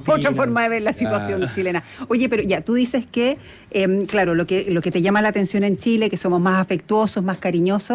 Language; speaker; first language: Spanish; native; Spanish